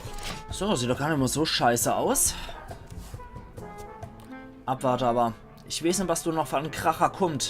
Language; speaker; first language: German; native; German